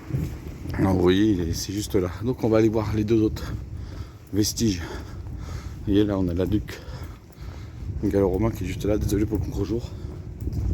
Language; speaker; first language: French; native; French